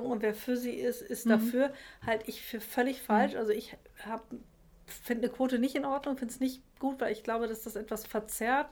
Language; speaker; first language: German; native; German